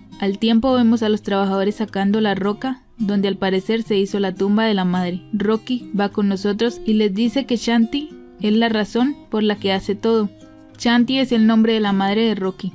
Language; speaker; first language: Spanish; native; Spanish